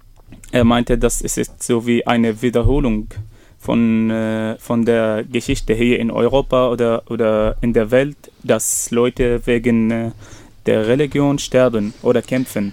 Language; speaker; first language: German; non-native, fluent; Arabic